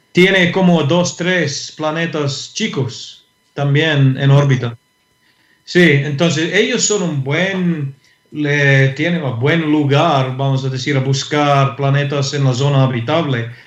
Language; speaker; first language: Spanish; non-native, fluent; English